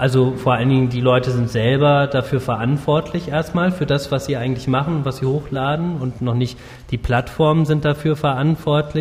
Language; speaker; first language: German; native; German